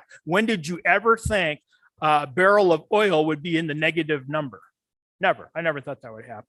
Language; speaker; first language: English; native; English